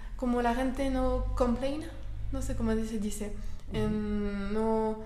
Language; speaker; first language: Spanish; non-native, fluent; French